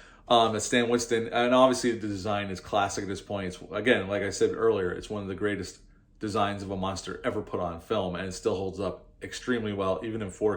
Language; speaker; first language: English; native; English